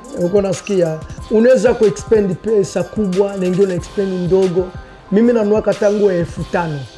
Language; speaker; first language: Swahili; non-native, local second language; French